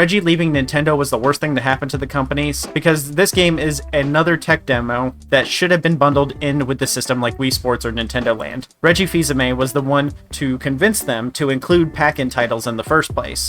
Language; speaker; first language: English; native; English